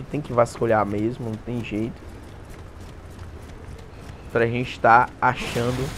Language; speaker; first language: Portuguese; native; Portuguese